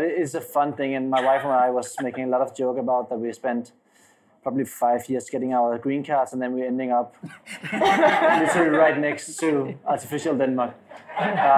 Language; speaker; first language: English; non-native, fluent; Danish